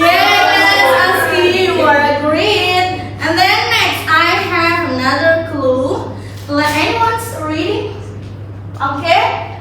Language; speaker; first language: English; non-native, learner; Indonesian